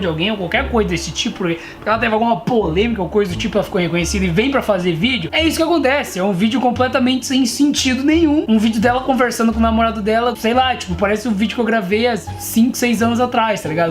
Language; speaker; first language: Portuguese; native; Portuguese